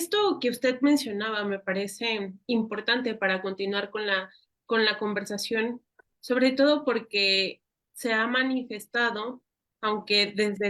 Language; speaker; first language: Spanish; native; Spanish